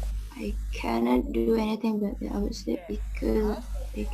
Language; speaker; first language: English; non-native, learner; Indonesian